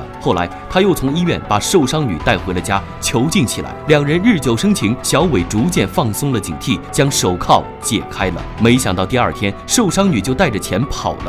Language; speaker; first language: Chinese; native; Chinese